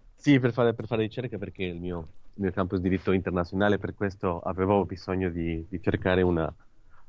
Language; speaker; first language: Italian; non-native, learner; Spanish